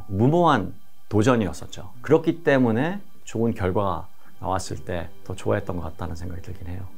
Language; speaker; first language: Korean; native; Korean